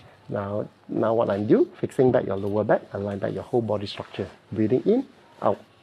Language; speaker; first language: English; non-native, local second language; Cantonese